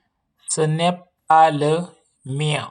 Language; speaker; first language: French; non-native, local second language; Wolof